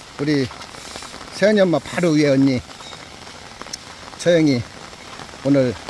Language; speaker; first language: Korean; native; Korean